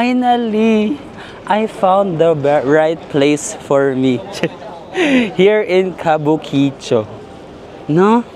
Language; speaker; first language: English; non-native, local second language; Filipino